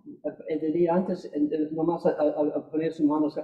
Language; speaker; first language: Spanish; non-native, fluent; English